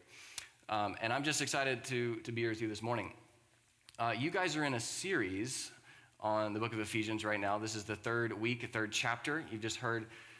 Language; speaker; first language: English; native; English